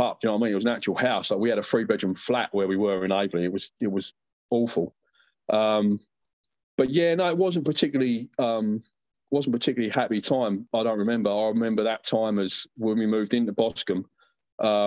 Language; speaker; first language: English; native; English